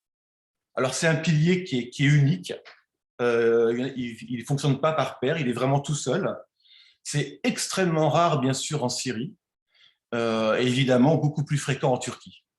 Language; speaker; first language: French; native; French